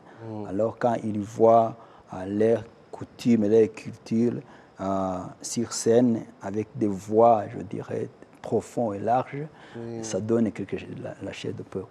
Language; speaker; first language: French; non-native, local second language; Kinyarwanda